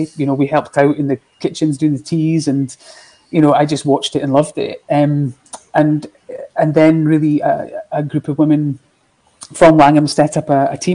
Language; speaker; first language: English; native; English